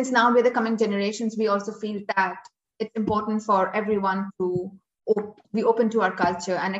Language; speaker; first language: English; non-native, local second language; Hindi